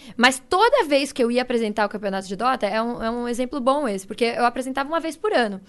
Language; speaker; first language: Portuguese; native; Portuguese